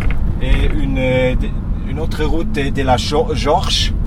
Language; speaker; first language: French; non-native, learner; Swiss German